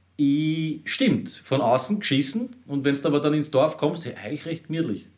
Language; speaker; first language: German; native; German